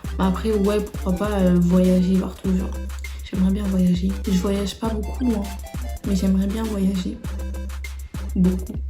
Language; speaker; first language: French; early bilingual, other home language; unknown